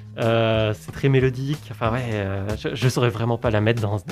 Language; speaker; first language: French; native; French